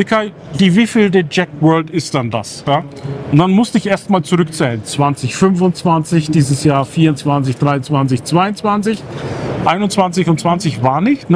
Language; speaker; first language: German; native; German